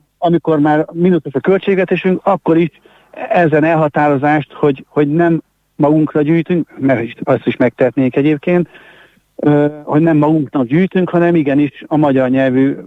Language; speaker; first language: Hungarian; native; Hungarian